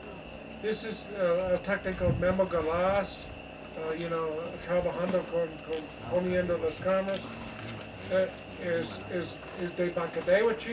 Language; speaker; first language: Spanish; non-native, learner; English